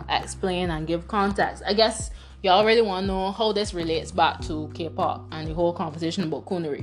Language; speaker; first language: English; non-native, local second language; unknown